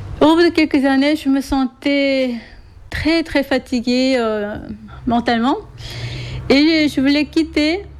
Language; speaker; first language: French; non-native, fluent; Korean